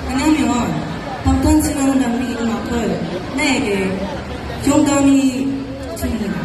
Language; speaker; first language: Korean; non-native, learner; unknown